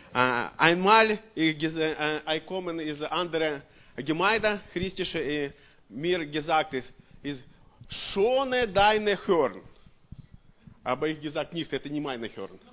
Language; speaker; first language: German; non-native, learner; Russian